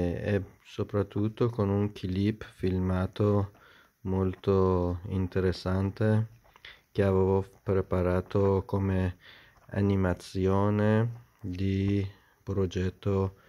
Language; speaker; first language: Italian; non-native, fluent; Persian